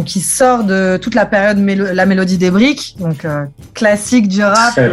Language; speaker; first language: French; native; French